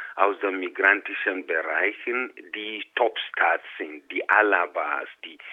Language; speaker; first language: German; non-native, fluent; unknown